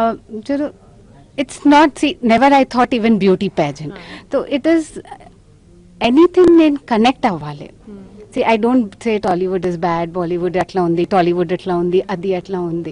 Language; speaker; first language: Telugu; non-native, local second language; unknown